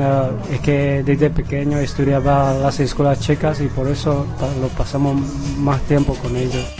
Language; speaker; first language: Spanish; non-native, fluent; Vietnamese